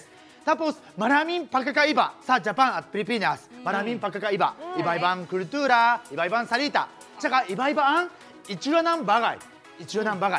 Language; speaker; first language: Filipino; non-native, fluent; Japanese